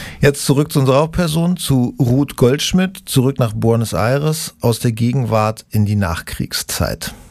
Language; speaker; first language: German; native; German